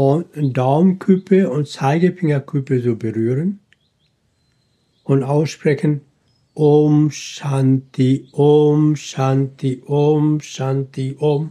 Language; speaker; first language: German; non-native, fluent; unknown